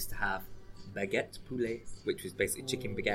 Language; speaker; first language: English; native; English